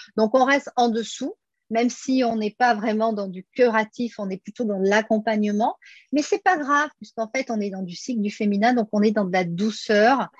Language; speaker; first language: French; native; French